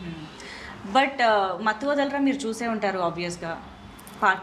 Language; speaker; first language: Telugu; native; Telugu